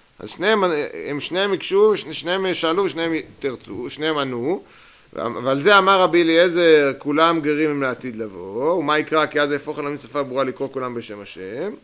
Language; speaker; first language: Hebrew; native; Hebrew